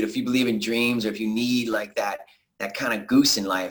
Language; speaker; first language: English; native; English